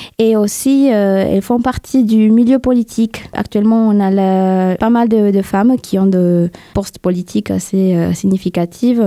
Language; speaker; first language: French; non-native, fluent; Spanish